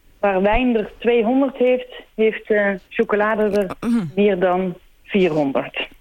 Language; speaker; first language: Dutch; native; Dutch